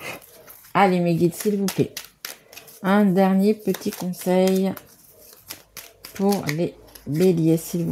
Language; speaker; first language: French; native; French